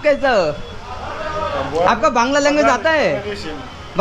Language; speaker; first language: Hindi; non-native, learner; Bangla